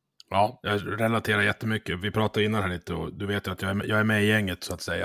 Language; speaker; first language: Swedish; native; Swedish